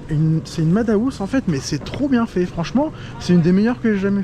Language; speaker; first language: French; native; French